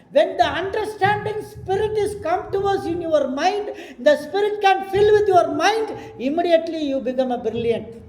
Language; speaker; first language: English; non-native, local second language; Tamil